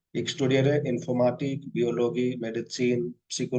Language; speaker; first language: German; non-native, fluent; Hindi